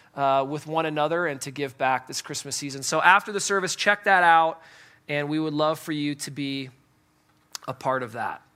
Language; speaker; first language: English; native; English